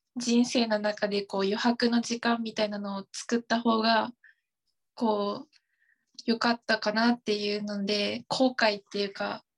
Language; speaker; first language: Japanese; native; Japanese